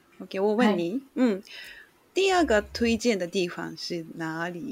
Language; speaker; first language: Chinese; non-native, learner; Japanese